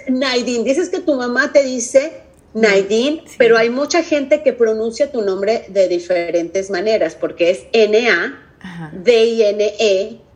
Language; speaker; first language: Spanish; early bilingual, heritage; Spanish